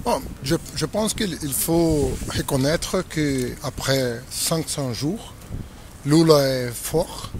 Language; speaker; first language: French; non-native, learner; Portuguese